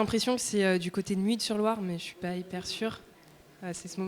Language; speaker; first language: French; native; French